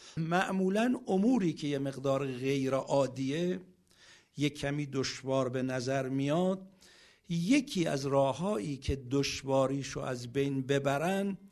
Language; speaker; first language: Persian; native; Persian